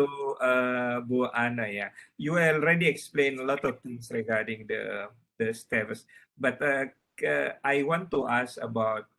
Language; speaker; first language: English; non-native, learner; Indonesian